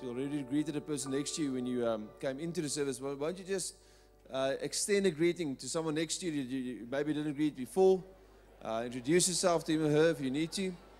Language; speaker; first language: English; non-native, local second language; Afrikaans